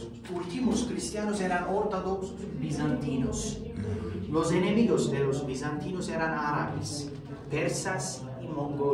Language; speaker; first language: Spanish; non-native, fluent; Turkish